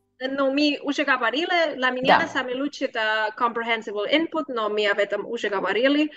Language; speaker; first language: Russian; non-native, learner; Spanish